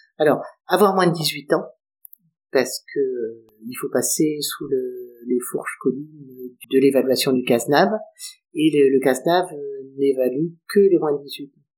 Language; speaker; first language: French; native; French